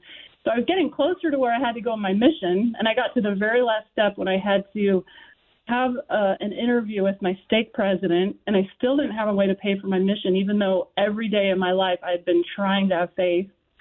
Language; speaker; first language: English; native; English